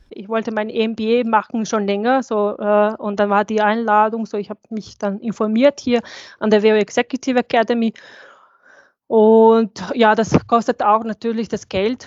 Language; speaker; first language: German; non-native, fluent; Bosnian